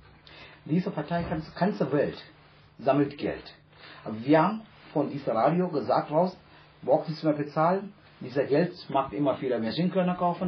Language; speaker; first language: German; non-native, learner; Tamil